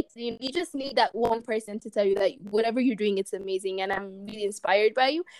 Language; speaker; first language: English; non-native, fluent; Amharic